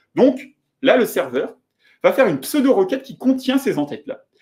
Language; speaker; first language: French; native; French